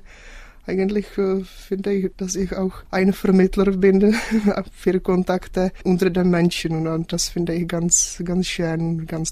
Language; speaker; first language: German; non-native, fluent; Czech